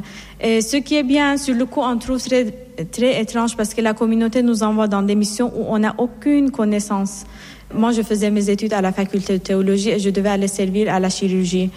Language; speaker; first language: French; non-native, fluent; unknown